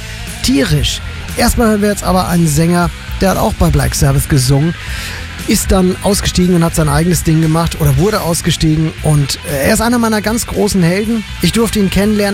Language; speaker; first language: German; native; German